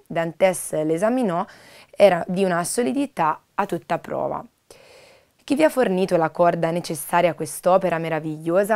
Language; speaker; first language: Italian; native; Italian